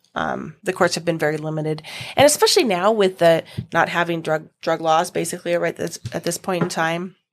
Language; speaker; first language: English; native; English